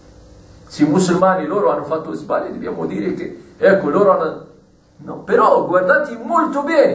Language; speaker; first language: Italian; non-native, fluent; Arabic